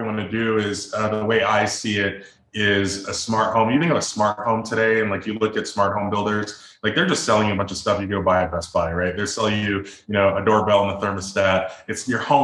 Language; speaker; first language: English; native; English